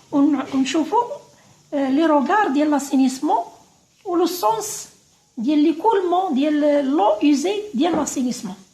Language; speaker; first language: Arabic; native; Arabic